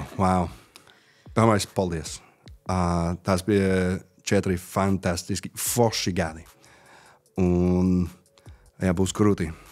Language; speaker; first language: Latvian; non-native, learner; English